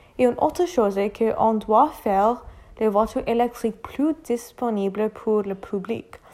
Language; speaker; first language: French; non-native, learner; English